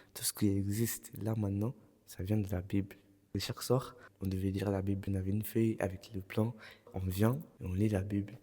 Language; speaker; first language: French; early bilingual, other home language; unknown